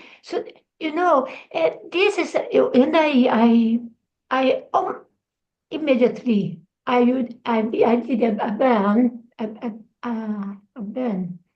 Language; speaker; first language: English; non-native, learner; Portuguese